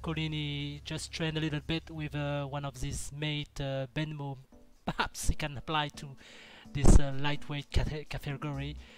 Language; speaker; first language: English; non-native, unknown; French